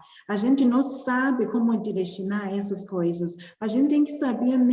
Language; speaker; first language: Portuguese; non-native, learner; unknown